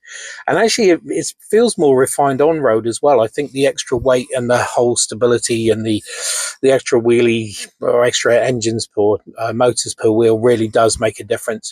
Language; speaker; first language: English; native; English